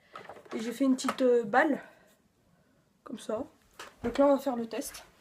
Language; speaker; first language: French; native; French